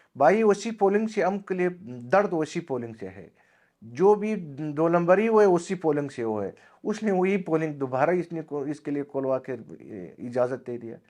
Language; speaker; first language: Urdu; non-native, local second language; Pashto